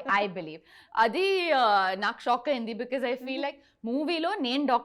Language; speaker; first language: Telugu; non-native, local second language; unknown